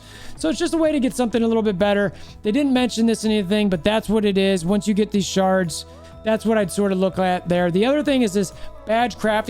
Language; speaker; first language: English; native; English